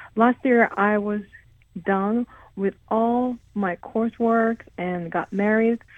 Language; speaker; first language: English; non-native, fluent; Korean